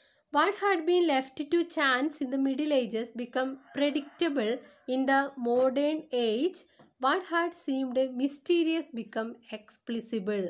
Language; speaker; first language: English; non-native, local second language; Malayalam